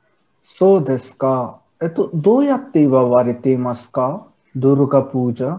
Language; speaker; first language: Japanese; non-native, learner; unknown